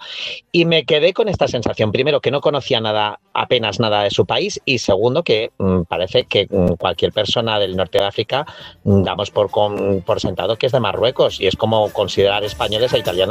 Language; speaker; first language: Spanish; native; Spanish